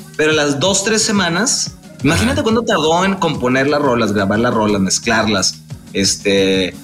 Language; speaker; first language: Spanish; native; Spanish